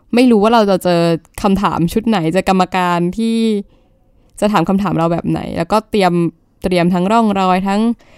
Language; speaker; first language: Thai; native; Thai